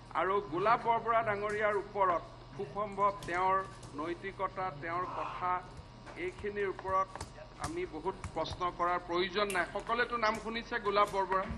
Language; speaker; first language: Assamese; native; Assamese